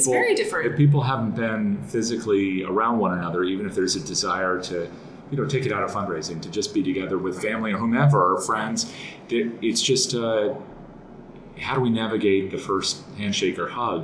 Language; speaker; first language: English; native; English